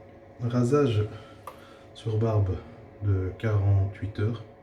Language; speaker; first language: French; native; French